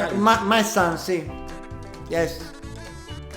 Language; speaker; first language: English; non-native, learner; Italian